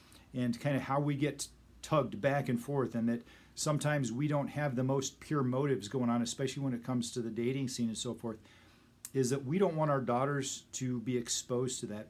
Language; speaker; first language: English; native; English